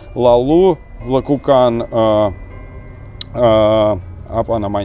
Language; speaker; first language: Indonesian; non-native, learner; Russian